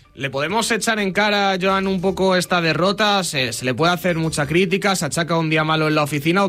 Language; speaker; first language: Spanish; native; Spanish